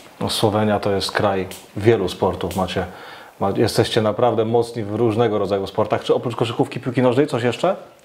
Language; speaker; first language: Polish; native; Polish